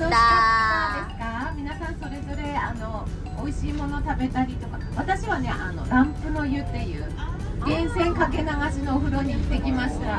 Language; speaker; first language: Japanese; native; Japanese